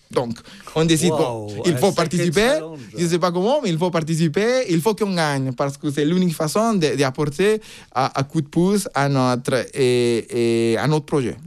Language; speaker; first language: French; non-native, fluent; Spanish